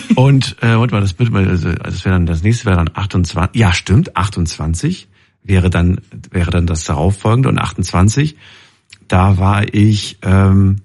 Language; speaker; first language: German; native; German